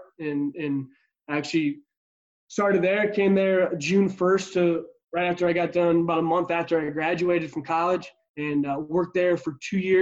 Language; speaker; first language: English; native; English